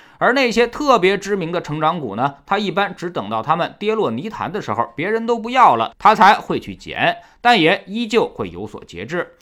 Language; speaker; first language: Chinese; native; Chinese